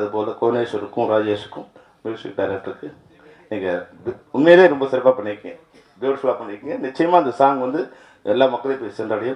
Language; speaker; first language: Tamil; native; Tamil